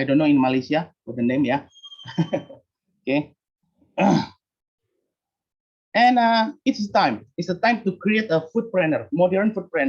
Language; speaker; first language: English; non-native, learner; Indonesian